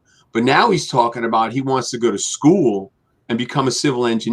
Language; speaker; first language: English; native; English